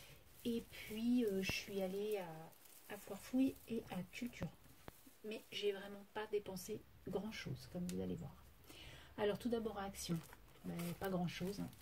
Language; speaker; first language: French; native; French